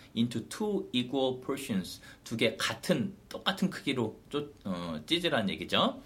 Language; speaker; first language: Korean; non-native, fluent; English